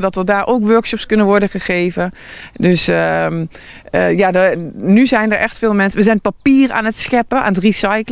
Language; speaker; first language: Dutch; native; Dutch